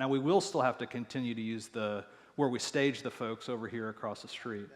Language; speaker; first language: English; native; English